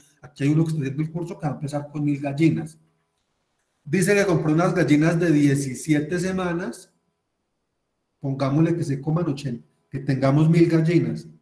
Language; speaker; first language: Spanish; native; Spanish